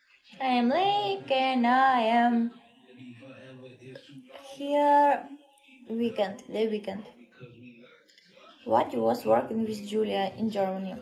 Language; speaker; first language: English; non-native, learner; Russian